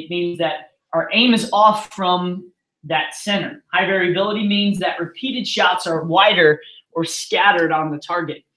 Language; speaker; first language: English; native; English